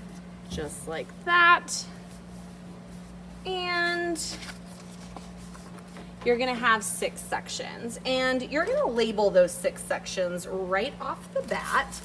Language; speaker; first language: English; native; English